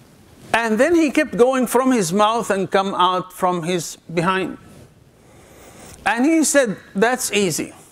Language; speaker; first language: English; non-native, fluent; Arabic